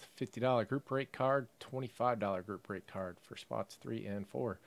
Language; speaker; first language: English; native; English